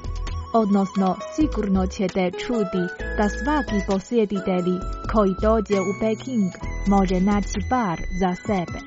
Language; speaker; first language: Croatian; native; Croatian